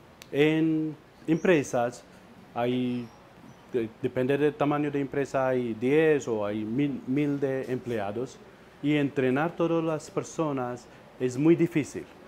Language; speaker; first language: Spanish; non-native, fluent; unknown